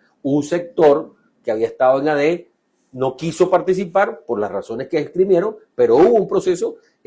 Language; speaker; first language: Spanish; native; Spanish